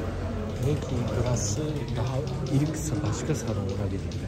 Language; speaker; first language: Turkish; non-native, fluent; Japanese